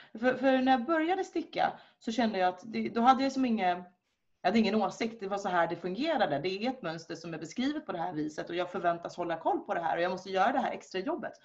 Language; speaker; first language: Swedish; native; Swedish